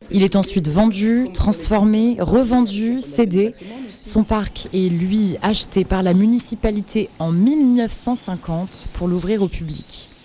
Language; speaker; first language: French; native; French